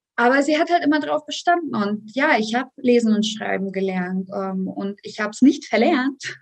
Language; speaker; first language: German; early bilingual, other home language; Russian